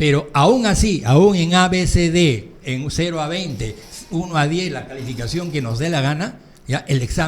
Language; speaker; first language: Spanish; native; Spanish